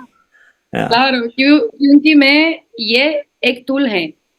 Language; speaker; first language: Hindi; non-native, learner; Spanish